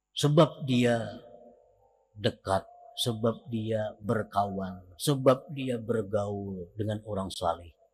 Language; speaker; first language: Indonesian; non-native, local second language; Banjar